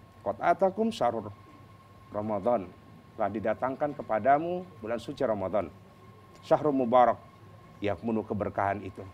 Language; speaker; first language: Indonesian; native; Indonesian